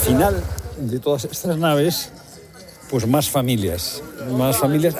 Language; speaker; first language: Spanish; native; Spanish